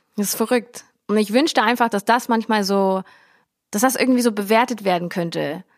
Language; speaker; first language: German; early bilingual, heritage; English